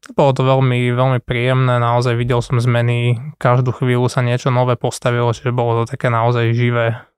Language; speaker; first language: Slovak; native; Slovak